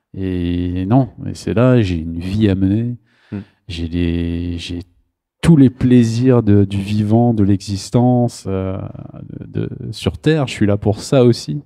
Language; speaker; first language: French; native; French